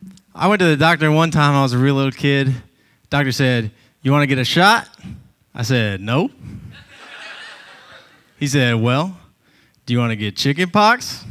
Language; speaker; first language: English; native; English